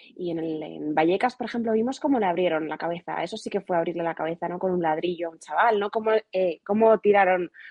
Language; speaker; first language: Spanish; native; Spanish